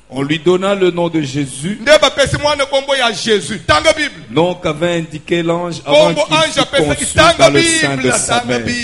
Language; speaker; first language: French; non-native, local second language; Lingala